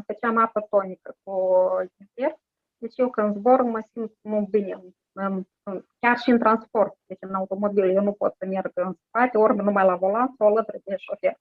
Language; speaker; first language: Romanian; non-native, local second language; Russian